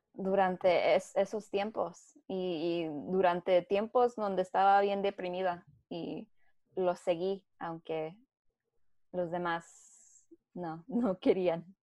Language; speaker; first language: Spanish; early bilingual, heritage; Spanish